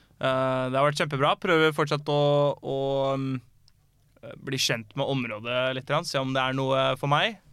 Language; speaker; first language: Norwegian; native; Norwegian